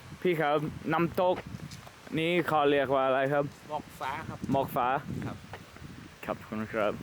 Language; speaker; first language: Thai; non-native, learner; English